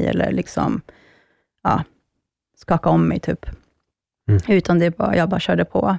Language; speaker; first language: Swedish; early bilingual, other home language; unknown